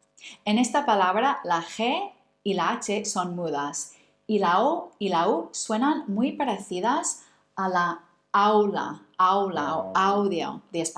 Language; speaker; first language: Spanish; non-native, fluent; English